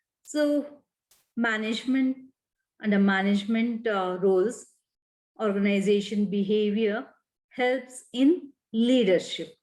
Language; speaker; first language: English; non-native, local second language; Kannada